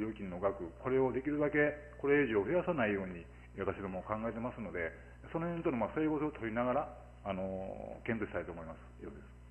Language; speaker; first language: Japanese; native; Japanese